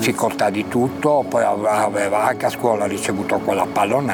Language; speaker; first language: Italian; native; Italian